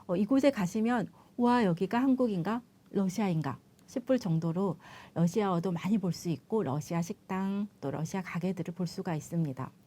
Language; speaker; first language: Korean; native; Korean